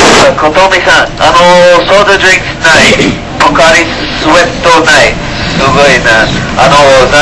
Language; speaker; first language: Japanese; non-native, learner; English